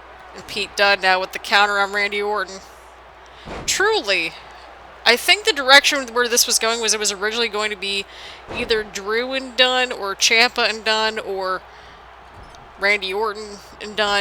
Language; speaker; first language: English; native; English